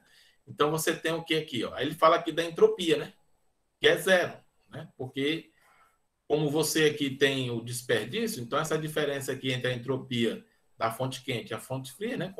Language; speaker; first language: Portuguese; native; Portuguese